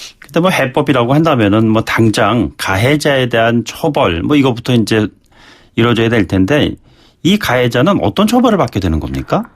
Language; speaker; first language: Korean; native; Korean